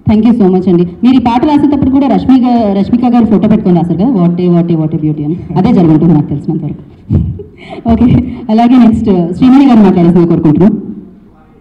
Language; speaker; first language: Telugu; native; Telugu